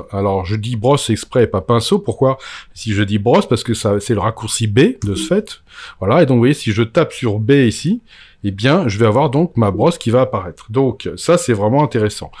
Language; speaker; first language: French; native; French